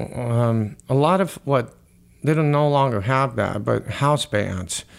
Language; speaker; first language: English; early bilingual, other home language; Spanish